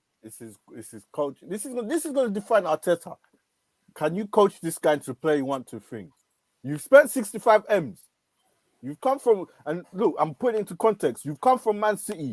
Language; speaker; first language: English; native; English